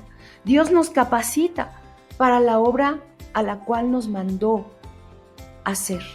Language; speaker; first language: Spanish; native; Spanish